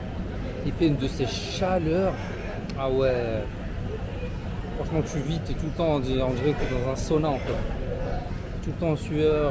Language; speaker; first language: French; native; French